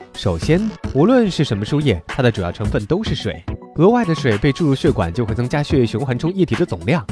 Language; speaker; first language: Chinese; native; Chinese